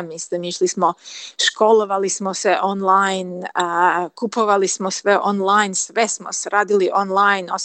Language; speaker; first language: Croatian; early bilingual, heritage; Croatian